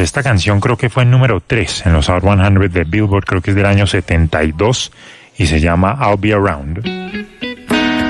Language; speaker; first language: Spanish; native; Spanish